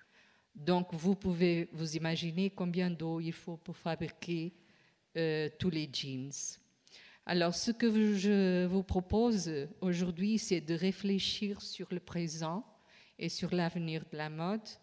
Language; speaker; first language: French; non-native, fluent; Portuguese